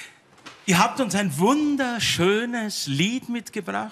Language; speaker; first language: German; native; German